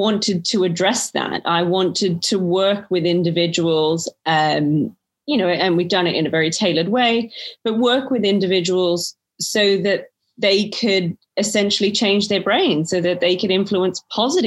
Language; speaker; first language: English; native; English